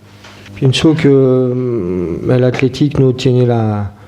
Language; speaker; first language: Spanish; non-native, fluent; French